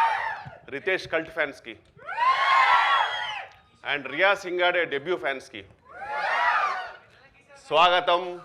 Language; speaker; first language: Telugu; native; Telugu